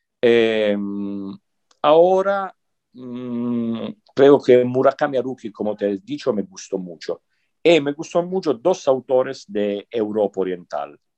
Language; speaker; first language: Spanish; non-native, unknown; Italian